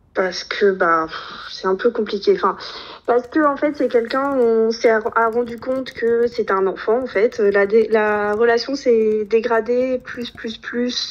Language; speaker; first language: French; native; French